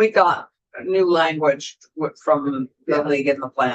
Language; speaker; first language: English; native; English